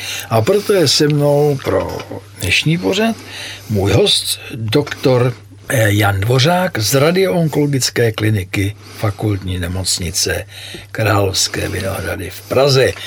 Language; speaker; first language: Czech; native; Czech